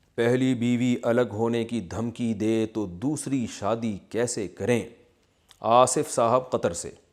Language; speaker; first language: Urdu; native; Urdu